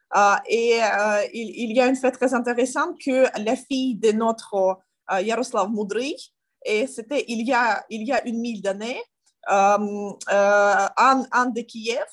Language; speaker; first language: French; non-native, learner; Ukrainian